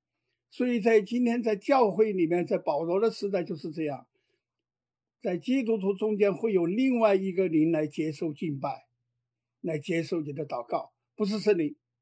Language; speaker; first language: Chinese; native; Chinese